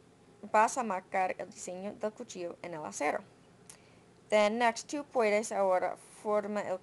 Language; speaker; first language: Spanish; non-native, learner; English